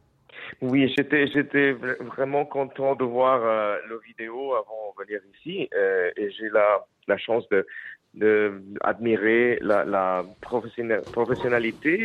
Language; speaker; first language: French; non-native, fluent; Spanish